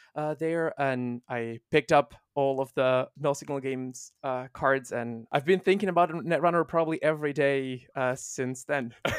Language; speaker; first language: English; non-native, fluent; Italian